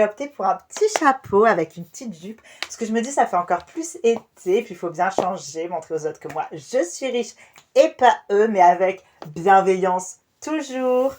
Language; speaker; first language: French; native; French